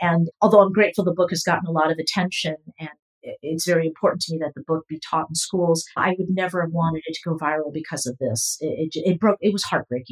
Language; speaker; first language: English; native; English